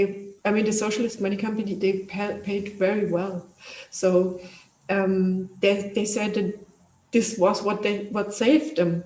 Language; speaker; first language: English; non-native, fluent; German